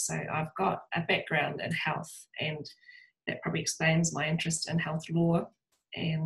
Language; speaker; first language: English; native; English